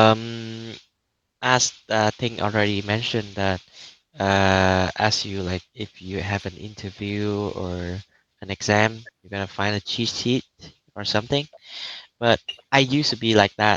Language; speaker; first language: English; non-native, learner; Vietnamese